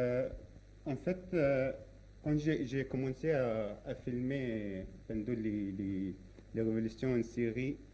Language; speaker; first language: French; non-native, learner; Arabic